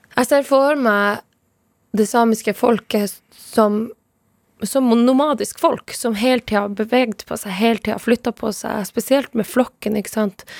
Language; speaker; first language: Norwegian; non-native, local second language; Northern Sami